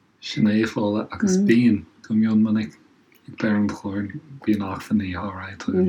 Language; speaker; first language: Irish; non-native, local second language; English